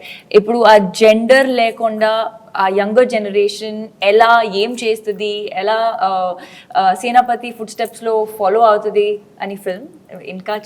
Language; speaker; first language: Telugu; non-native, fluent; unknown